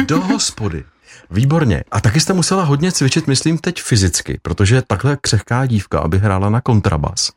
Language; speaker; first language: Czech; native; Czech